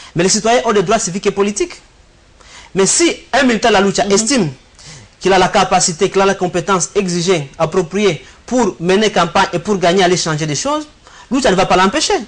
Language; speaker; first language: French; non-native, local second language; Swahili